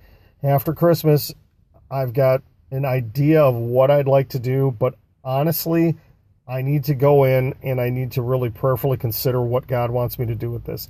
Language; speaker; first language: English; native; English